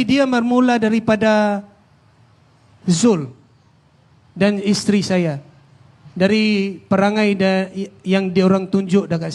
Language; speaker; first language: Indonesian; non-native, fluent; Filipino